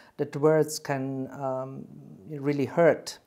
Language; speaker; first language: English; non-native, fluent; Bosnian